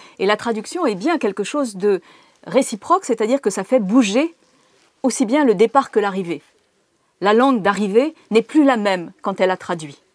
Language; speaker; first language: French; native; French